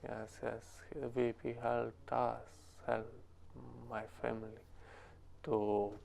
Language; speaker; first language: English; non-native, learner; Romanian